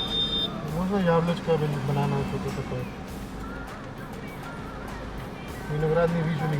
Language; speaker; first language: Russian; non-native, learner; Hindi